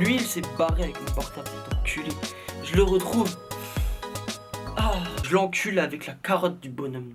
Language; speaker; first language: French; native; French